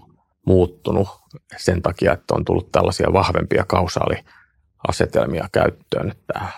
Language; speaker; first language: Finnish; native; Finnish